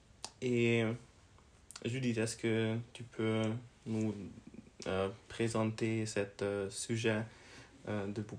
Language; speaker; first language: French; non-native, learner; Hungarian